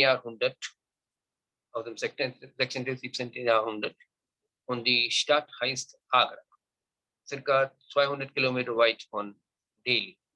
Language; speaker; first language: German; non-native, learner; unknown